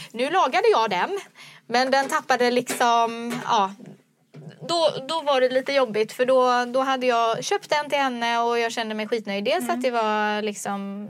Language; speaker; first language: Swedish; native; Swedish